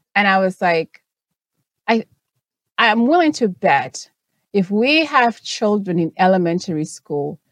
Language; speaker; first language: English; non-native, local second language; Shona